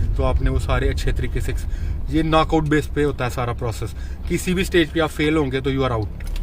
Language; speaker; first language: Urdu; non-native, local second language; Punjabi